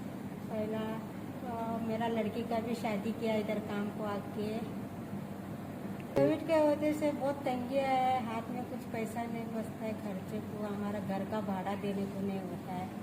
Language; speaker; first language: Hindi; non-native, local second language; Nepali